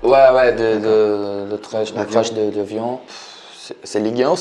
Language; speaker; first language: French; non-native, learner; Portuguese